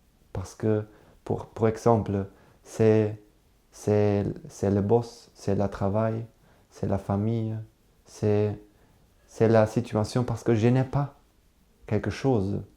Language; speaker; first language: French; non-native, learner; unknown